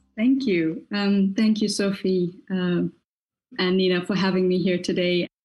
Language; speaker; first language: English; native; English